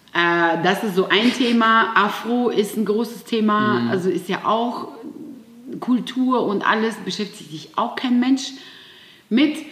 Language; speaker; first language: German; non-native, fluent; Russian